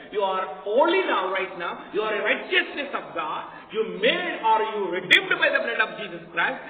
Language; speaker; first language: English; non-native, local second language; Telugu